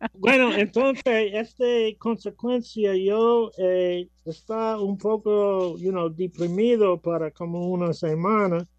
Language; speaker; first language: Spanish; non-native, learner; English